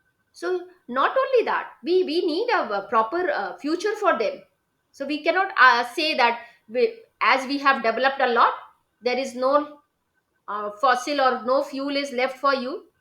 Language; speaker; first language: English; non-native, local second language; Hindi